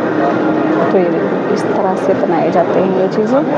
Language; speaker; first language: Hindi; native; Hindi